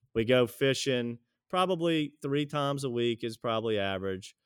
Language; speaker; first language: English; native; English